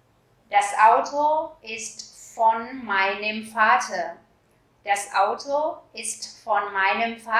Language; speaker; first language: German; non-native, fluent; Vietnamese